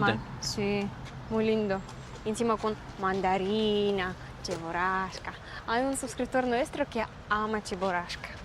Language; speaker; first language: Spanish; non-native, fluent; Russian